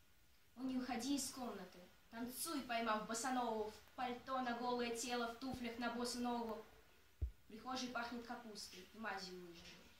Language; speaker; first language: Russian; native; Russian